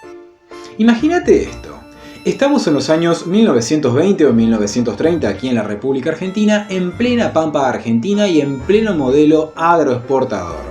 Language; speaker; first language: Spanish; native; Spanish